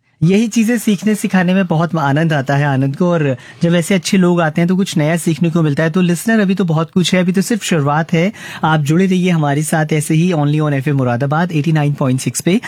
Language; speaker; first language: Hindi; native; Hindi